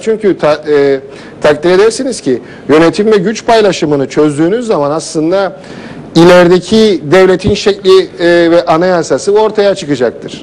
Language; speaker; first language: Turkish; native; Turkish